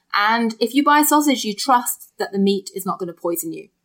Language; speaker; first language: English; native; English